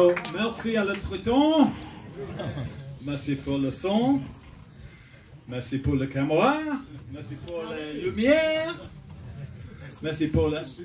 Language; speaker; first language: French; non-native, learner; English